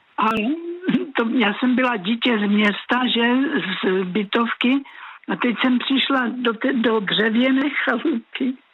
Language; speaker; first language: Czech; native; Czech